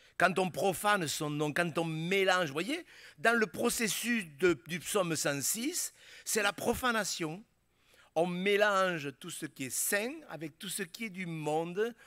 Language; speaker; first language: French; native; French